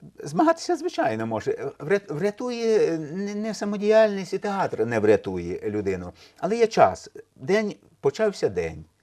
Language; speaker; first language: Ukrainian; native; Ukrainian